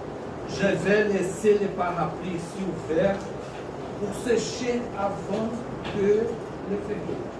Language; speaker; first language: French; non-native, learner; Portuguese